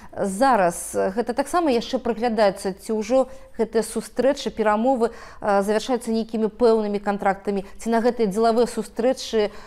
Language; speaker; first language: Belarusian; non-native, local second language; Russian